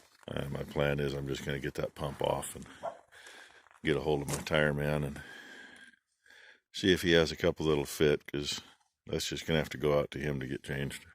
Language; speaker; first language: English; native; English